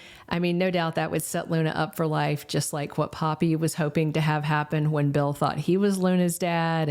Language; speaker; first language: English; native; English